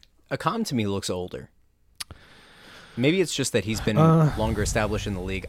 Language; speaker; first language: English; native; English